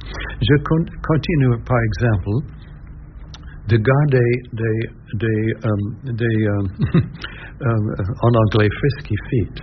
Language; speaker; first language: French; non-native, learner; English